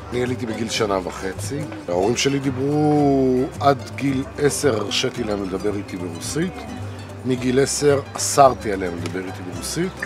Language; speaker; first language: Hebrew; early bilingual, other home language; Russian